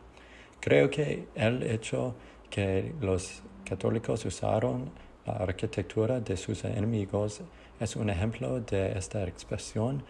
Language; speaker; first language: Spanish; non-native, learner; English